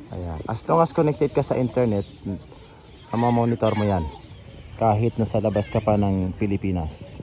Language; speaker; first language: Filipino; non-native, local second language; Maranao